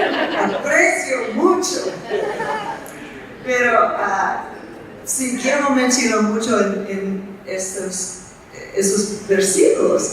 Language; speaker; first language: Spanish; non-native, fluent; English